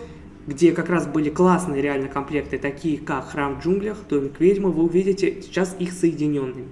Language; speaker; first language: Russian; native; Russian